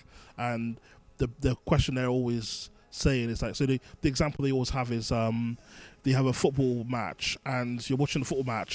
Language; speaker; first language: English; native; English